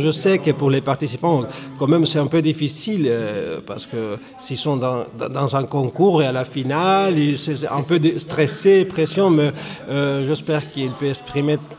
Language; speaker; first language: French; non-native, fluent; Spanish